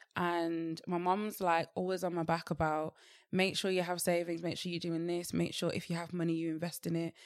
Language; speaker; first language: English; native; English